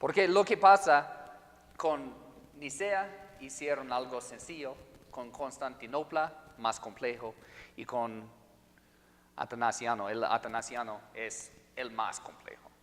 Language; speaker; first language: Spanish; non-native, fluent; English